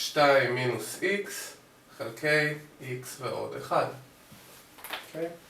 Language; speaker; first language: Hebrew; native; Hebrew